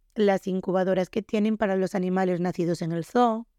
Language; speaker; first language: Spanish; native; Spanish